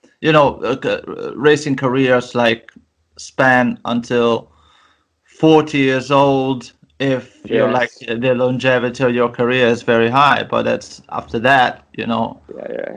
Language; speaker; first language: English; non-native, fluent; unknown